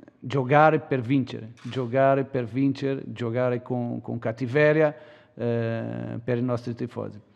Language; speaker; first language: Italian; non-native, learner; Portuguese